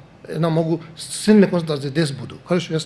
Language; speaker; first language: Russian; non-native, learner; Tibetan